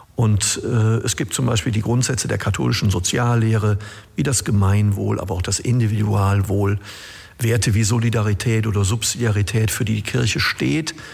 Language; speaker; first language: German; native; German